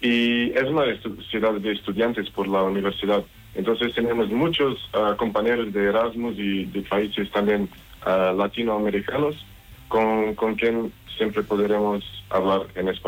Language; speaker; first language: Spanish; non-native, learner; Portuguese